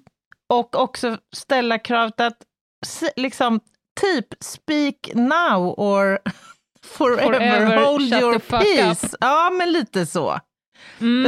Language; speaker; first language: Swedish; native; Swedish